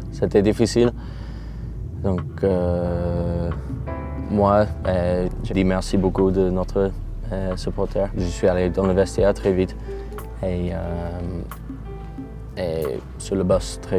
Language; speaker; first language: French; non-native, learner; English